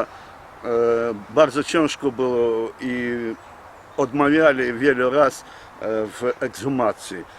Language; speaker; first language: Polish; early bilingual, heritage; Polish